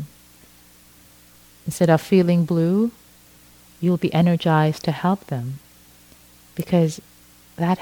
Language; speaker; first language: English; non-native, fluent; Persian